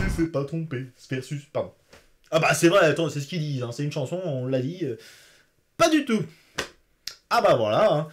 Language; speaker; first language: French; native; French